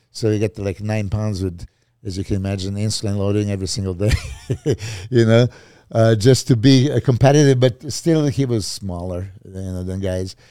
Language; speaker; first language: English; non-native, fluent; Serbian